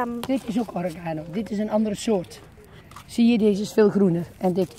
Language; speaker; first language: Dutch; native; Dutch